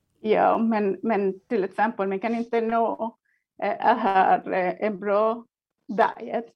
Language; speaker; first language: Swedish; non-native, fluent; Spanish